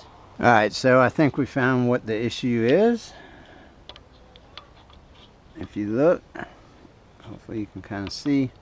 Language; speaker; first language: English; native; English